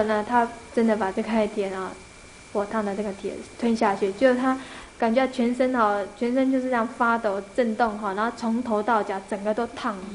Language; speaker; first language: Chinese; native; Chinese